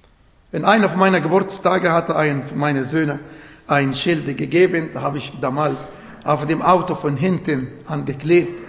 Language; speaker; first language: German; non-native, fluent; Arabic